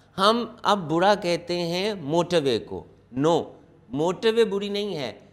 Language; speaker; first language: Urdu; non-native, local second language; Punjabi